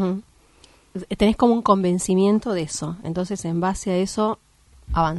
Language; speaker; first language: Spanish; native; Spanish